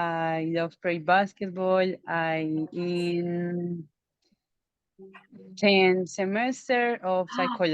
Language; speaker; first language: English; non-native, learner; Spanish